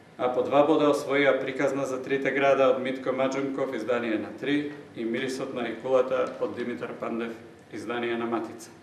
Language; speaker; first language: Macedonian; native; Macedonian